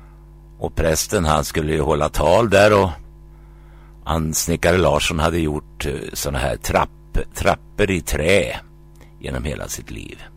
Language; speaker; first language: Swedish; native; Swedish